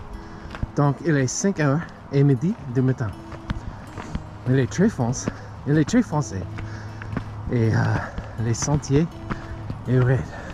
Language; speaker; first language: French; non-native, learner; English